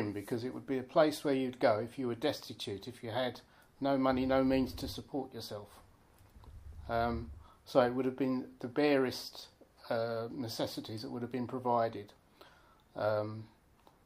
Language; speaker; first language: English; native; English